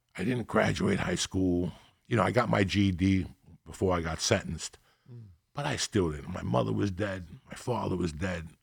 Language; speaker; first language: English; native; English